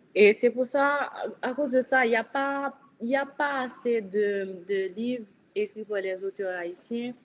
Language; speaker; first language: French; native; French